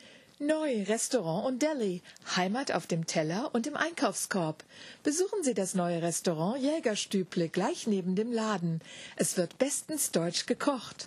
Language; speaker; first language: German; native; German